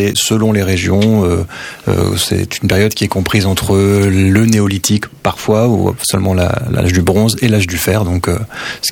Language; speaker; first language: French; native; French